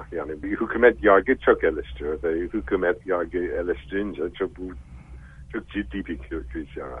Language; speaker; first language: Turkish; non-native, fluent; English